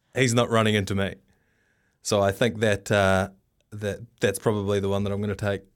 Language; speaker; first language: English; native; English